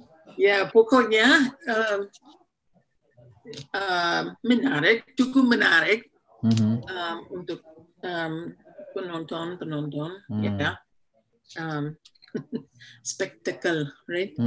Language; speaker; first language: Indonesian; non-native, fluent; English